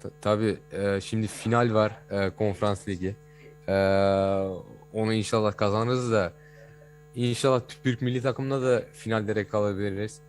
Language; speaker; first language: Turkish; early bilingual, heritage; Turkish